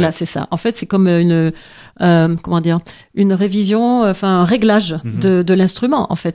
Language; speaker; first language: French; native; French